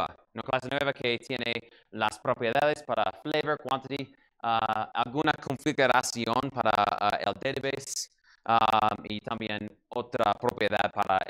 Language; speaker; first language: Spanish; non-native, learner; English